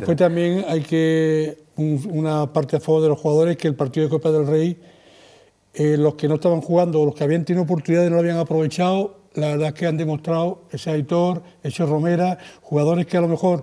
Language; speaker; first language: Spanish; native; Spanish